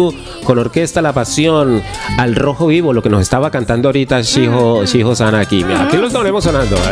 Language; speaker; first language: Spanish; native; Spanish